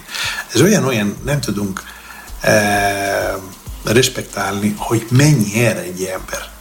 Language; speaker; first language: Hungarian; non-native, fluent; Greek